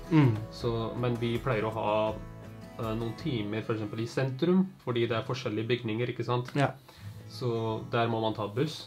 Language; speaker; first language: Norwegian; early bilingual, other home language; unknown